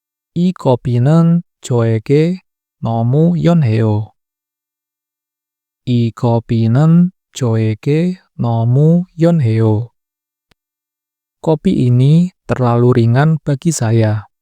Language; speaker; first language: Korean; non-native, fluent; Indonesian